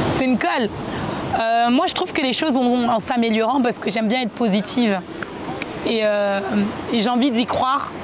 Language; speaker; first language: French; native; French